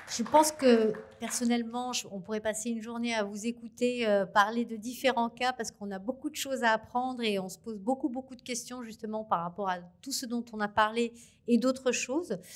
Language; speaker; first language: French; native; French